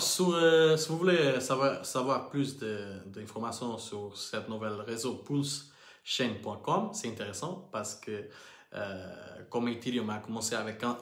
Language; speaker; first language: French; non-native, learner; Portuguese